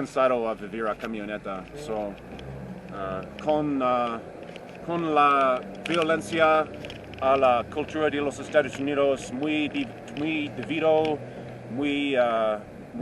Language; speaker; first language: Spanish; non-native, learner; English